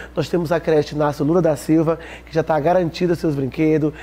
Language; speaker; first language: Portuguese; native; Portuguese